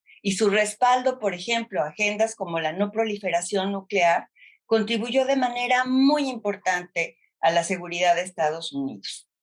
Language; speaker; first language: Spanish; native; Spanish